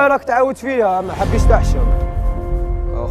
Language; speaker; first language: Arabic; native; Arabic